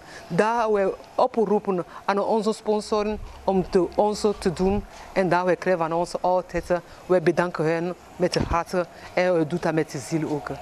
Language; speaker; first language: Dutch; non-native, learner; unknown